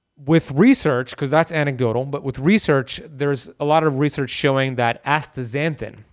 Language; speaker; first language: English; early bilingual, other home language; Persian